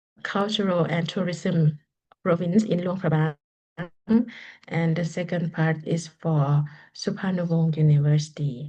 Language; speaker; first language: English; non-native, learner; Lao